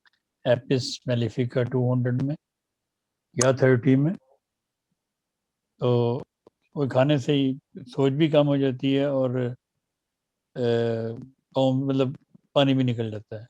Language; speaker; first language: Urdu; native; Urdu